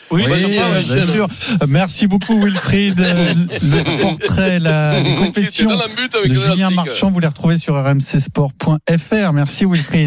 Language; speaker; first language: French; native; French